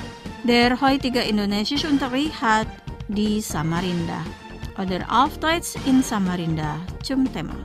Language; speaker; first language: German; non-native, fluent; Indonesian